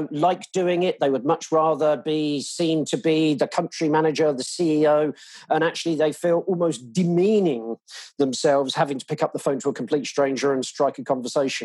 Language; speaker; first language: English; native; English